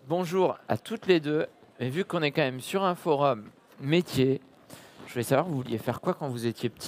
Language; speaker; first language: French; native; French